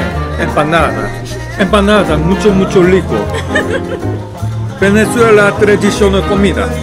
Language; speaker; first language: Spanish; non-native, learner; Korean